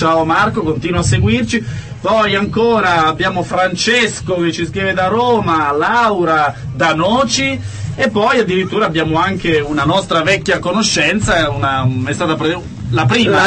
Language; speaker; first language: Italian; native; Italian